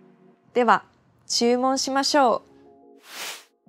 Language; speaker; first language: Japanese; non-native, fluent; English